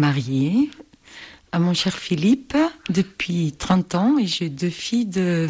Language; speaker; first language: French; non-native, fluent; Spanish